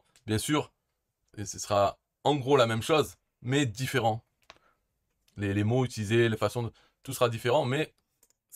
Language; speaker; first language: French; native; French